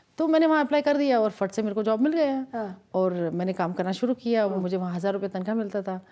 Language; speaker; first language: Hindi; non-native, local second language; Kashmiri